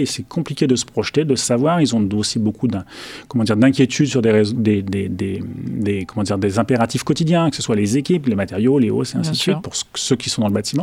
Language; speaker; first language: French; native; French